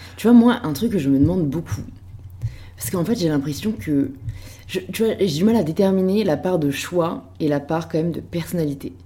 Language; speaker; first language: French; native; French